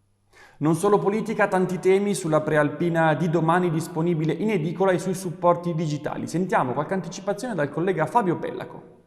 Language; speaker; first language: Italian; native; Italian